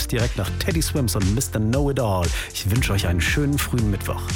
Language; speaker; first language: German; native; German